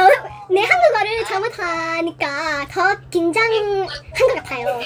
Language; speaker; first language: Korean; non-native, learner; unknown